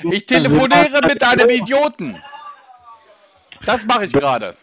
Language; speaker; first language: German; native; German